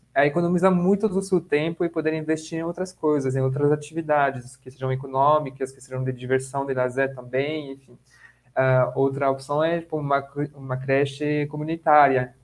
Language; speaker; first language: Portuguese; non-native, fluent; French